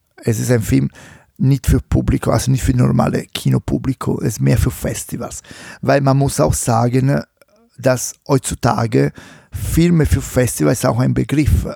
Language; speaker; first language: German; non-native, fluent; Italian